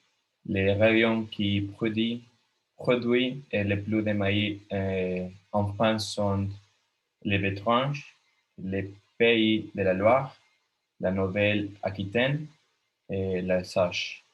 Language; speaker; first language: French; non-native, learner; Spanish